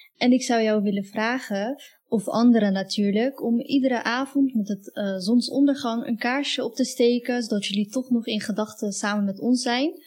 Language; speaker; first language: Dutch; early bilingual, other home language; Arabic